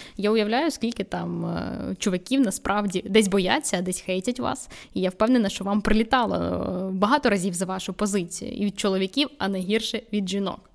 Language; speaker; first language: Ukrainian; non-native, local second language; Russian